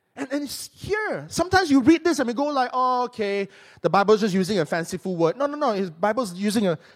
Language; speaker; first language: English; non-native, local second language; Min Nan Chinese